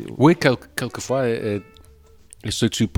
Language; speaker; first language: French; non-native, fluent; English